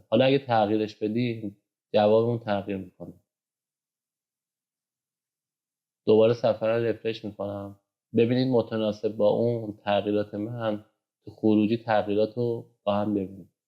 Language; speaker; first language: Persian; native; Persian